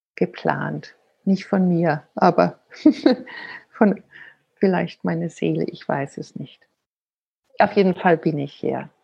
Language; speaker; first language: German; non-native, fluent; Danish